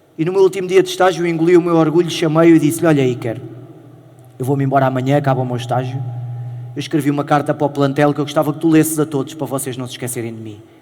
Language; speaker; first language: Portuguese; native; Portuguese